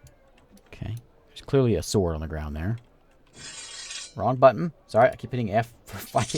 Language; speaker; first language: English; native; English